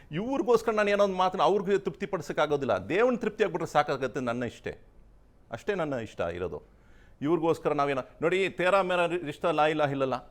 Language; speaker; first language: Kannada; non-native, local second language; Tamil